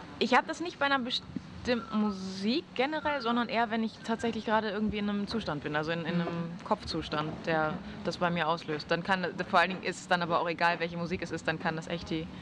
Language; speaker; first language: German; native; German